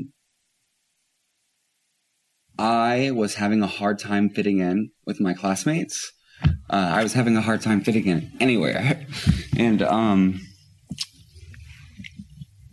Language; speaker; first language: English; native; English